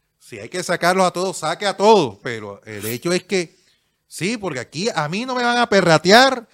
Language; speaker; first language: Spanish; native; Spanish